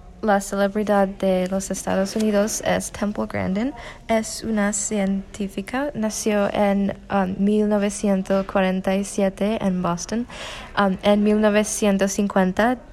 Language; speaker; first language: Spanish; non-native, learner; English